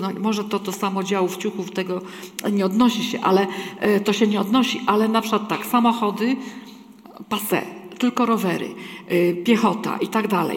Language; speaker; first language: Polish; native; Polish